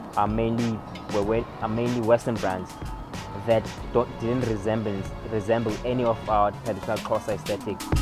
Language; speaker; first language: English; non-native, local second language; Xhosa